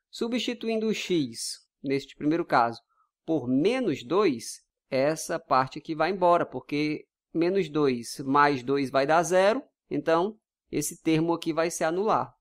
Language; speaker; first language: Portuguese; native; Portuguese